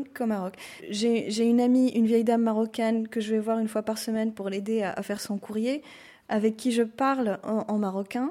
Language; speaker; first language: French; non-native, local second language; Arabic